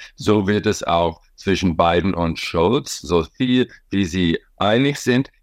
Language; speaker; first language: German; non-native, fluent; English